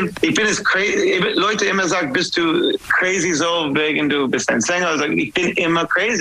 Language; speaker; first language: German; non-native, learner; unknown